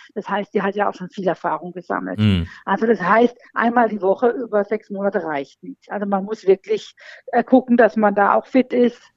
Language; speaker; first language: German; native; German